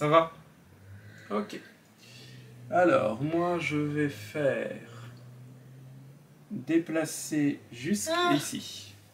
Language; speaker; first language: French; native; French